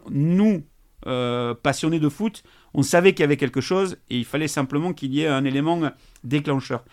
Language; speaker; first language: French; native; French